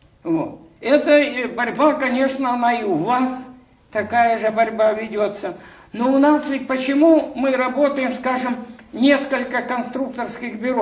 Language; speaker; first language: Russian; native; Russian